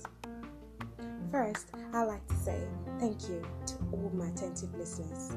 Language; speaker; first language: English; non-native, local second language; Ibibio